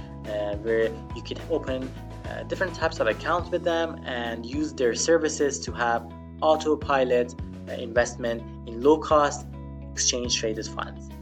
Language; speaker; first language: English; non-native, fluent; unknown